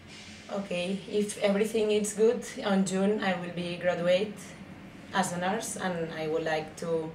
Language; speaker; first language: English; non-native, learner; Spanish